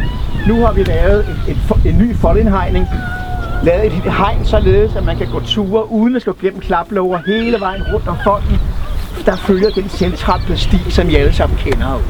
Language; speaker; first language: Danish; native; Danish